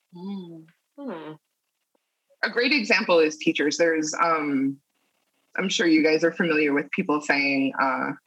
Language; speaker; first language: English; native; English